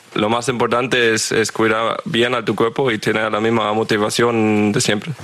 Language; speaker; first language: Spanish; non-native, fluent; German